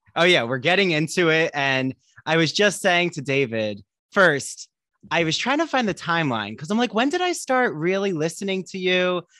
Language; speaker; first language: English; native; English